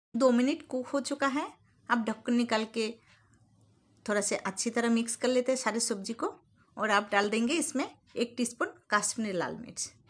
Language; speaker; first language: Hindi; non-native, local second language; Bangla